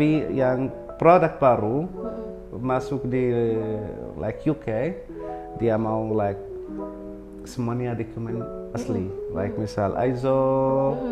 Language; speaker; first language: Indonesian; non-native, learner; Arabic